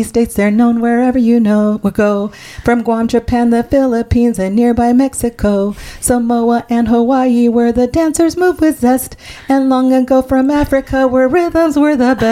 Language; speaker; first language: English; early bilingual, other home language; Spanish